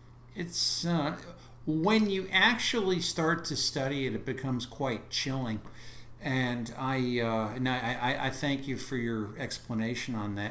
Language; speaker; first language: English; native; English